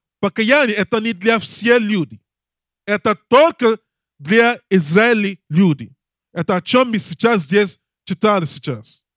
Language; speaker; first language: Russian; non-native, learner; English